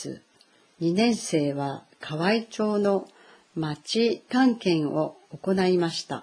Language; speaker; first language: Japanese; native; Japanese